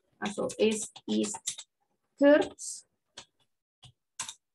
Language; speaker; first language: German; non-native, fluent; Spanish